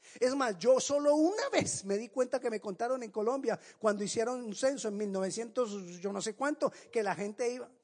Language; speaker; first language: Spanish; native; Spanish